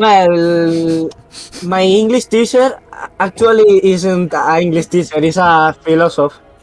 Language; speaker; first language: English; non-native, learner; Spanish